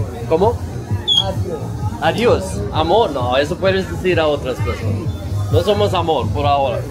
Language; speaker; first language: Spanish; non-native, fluent; Swedish